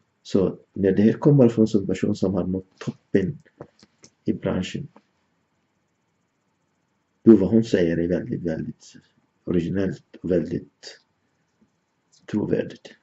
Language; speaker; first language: Swedish; non-native, fluent; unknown